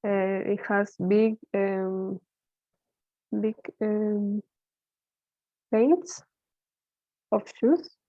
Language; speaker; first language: English; non-native, learner; Spanish